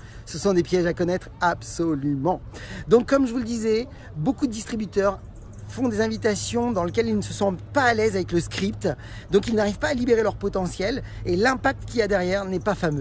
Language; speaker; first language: French; native; French